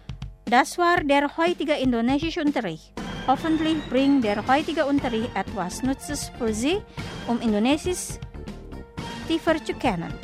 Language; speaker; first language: German; non-native, fluent; Indonesian